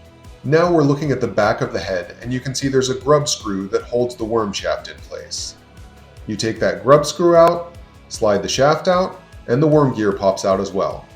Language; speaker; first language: English; native; English